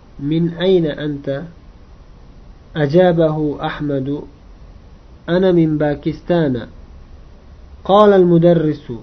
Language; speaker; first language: Arabic; non-native, fluent; Uzbek